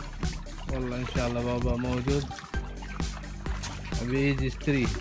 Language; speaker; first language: Arabic; non-native, learner; Filipino